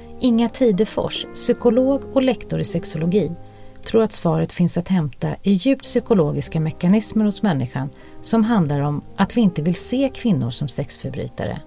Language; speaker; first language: Swedish; native; Swedish